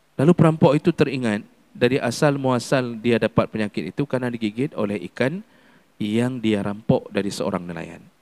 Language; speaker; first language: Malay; non-native, local second language; Achinese